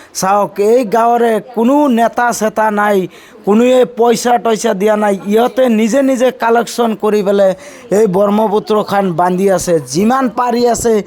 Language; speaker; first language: Assamese; non-native, local second language; Bangla